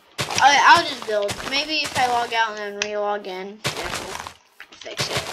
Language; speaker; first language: English; native; English